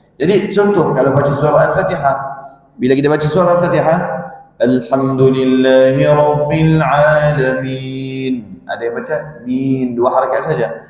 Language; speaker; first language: Malay; non-native, fluent; Arabic